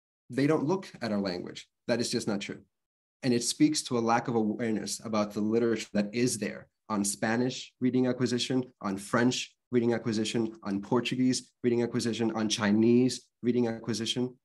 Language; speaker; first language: English; early bilingual, other home language; Spanish